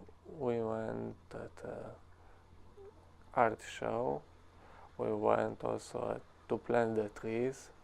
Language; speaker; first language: English; non-native, learner; Romanian